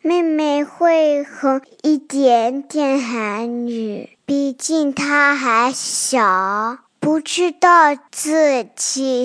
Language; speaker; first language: Chinese; early bilingual, heritage; Chinese